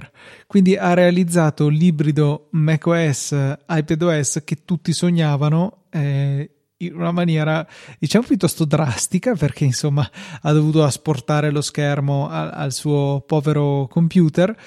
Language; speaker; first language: Italian; native; Italian